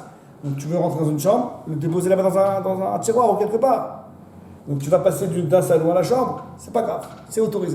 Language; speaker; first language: French; native; French